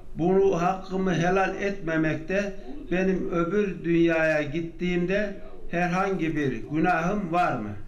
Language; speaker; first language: Turkish; native; Turkish